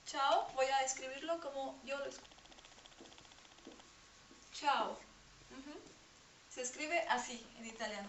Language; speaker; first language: Spanish; non-native, fluent; French